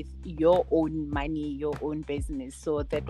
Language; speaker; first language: English; non-native, local second language; Tswana